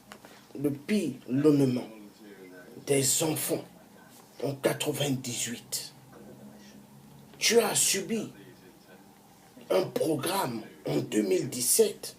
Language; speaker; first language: French; non-native, local second language; Kongo